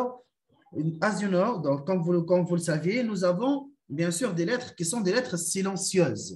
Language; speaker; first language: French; non-native, fluent; Arabic